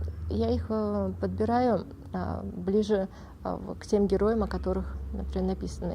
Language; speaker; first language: Russian; non-native, local second language; Tajik